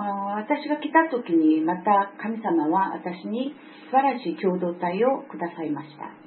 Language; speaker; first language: Japanese; non-native, fluent; Korean